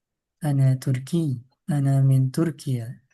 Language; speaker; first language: Arabic; non-native, fluent; Indonesian